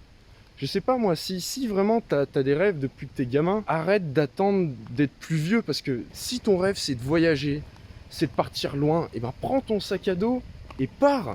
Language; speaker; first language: French; native; French